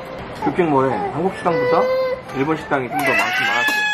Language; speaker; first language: Korean; native; Korean